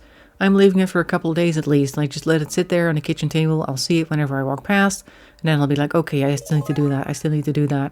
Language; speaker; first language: English; non-native, fluent; Dutch